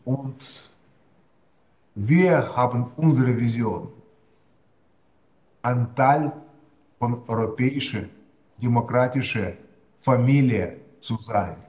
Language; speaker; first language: German; non-native, fluent; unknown